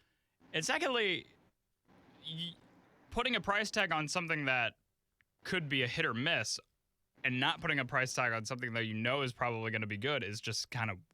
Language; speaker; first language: English; native; English